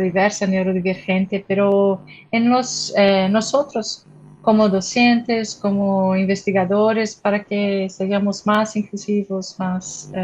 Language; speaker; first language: Spanish; non-native, fluent; Portuguese